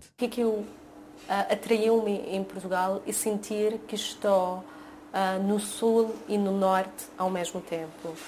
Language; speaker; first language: Portuguese; non-native, fluent; Arabic